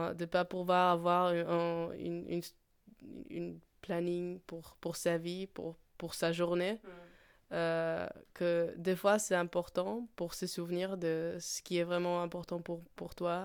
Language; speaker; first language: French; non-native, fluent; Polish